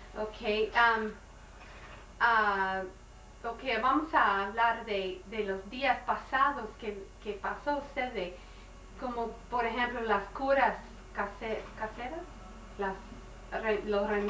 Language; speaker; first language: Spanish; non-native, learner; English